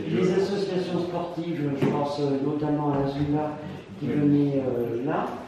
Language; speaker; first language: French; native; French